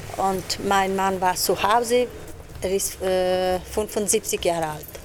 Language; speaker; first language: German; non-native, learner; Persian